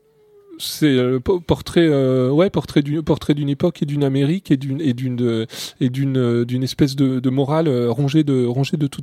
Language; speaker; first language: French; native; French